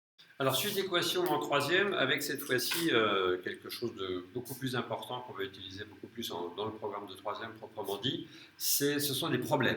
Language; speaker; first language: French; native; French